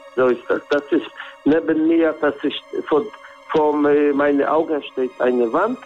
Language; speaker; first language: German; non-native, learner; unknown